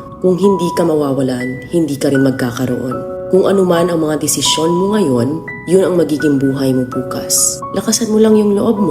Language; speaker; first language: Filipino; native; Filipino